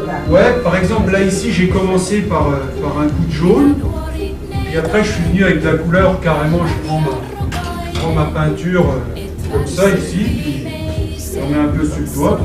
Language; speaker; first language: French; native; French